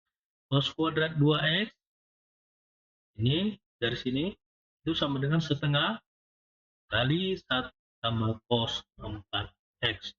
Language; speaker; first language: Indonesian; native; Indonesian